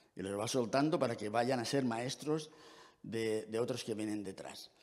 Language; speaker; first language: Spanish; native; Spanish